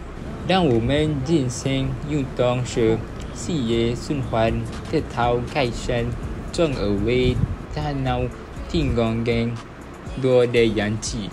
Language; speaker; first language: Chinese; non-native, learner; Malay